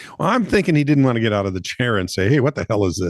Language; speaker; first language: English; native; English